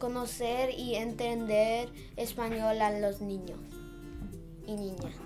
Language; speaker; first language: Spanish; non-native, learner; English